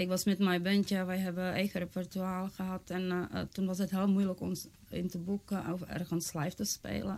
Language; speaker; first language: Dutch; non-native, fluent; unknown